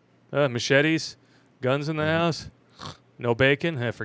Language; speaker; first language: English; native; English